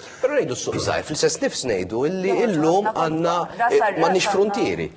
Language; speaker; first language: Maltese; native; Maltese